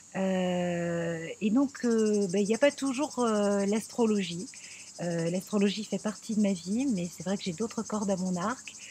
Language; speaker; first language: French; native; French